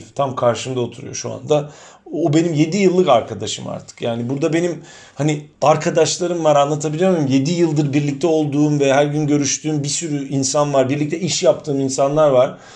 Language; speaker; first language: Turkish; native; Turkish